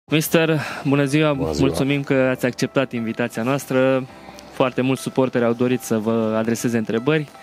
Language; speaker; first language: Romanian; native; Romanian